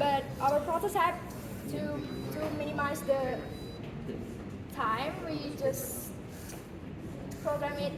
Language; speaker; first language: English; non-native, learner; Indonesian